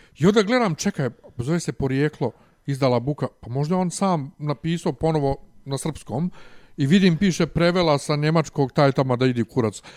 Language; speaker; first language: Bosnian; native; Bosnian